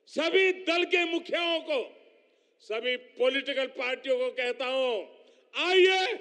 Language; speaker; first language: Hindi; non-native, local second language; Gujarati